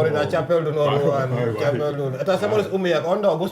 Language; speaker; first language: Basque; non-native, learner; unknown